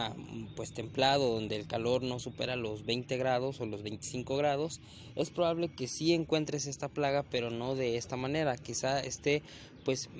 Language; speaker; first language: Spanish; native; Spanish